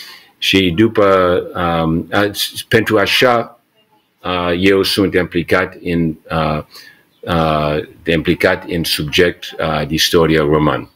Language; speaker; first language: Romanian; early bilingual, heritage; English